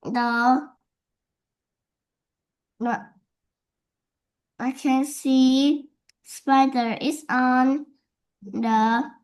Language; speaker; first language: English; non-native, learner; Vietnamese